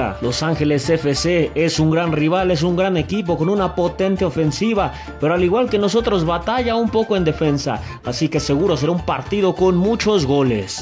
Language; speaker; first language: Spanish; native; Spanish